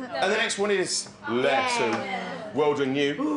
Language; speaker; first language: English; native; English